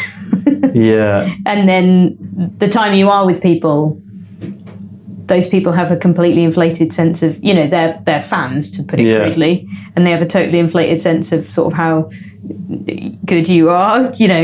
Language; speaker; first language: English; native; English